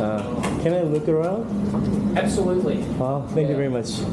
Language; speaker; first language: English; non-native, learner; Korean